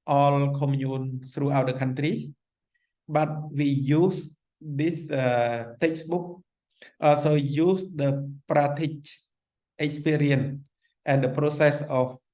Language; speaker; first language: English; non-native, fluent; Khmer